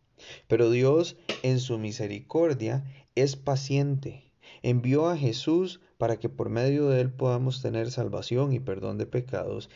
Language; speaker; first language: Spanish; native; Spanish